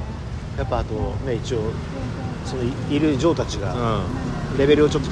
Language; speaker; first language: Japanese; native; Japanese